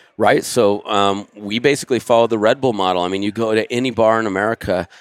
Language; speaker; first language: English; native; English